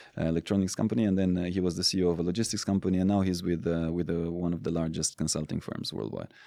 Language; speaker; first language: English; non-native, fluent; Romanian